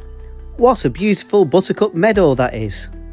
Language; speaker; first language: English; native; English